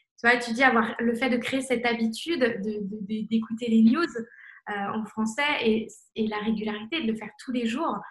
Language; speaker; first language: French; native; French